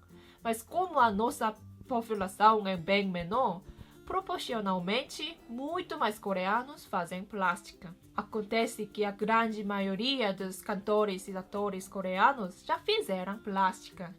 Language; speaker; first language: Portuguese; non-native, fluent; Korean